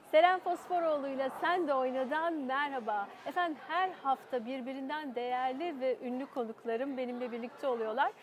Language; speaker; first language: Turkish; native; Turkish